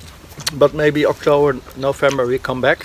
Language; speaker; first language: English; non-native, learner; Dutch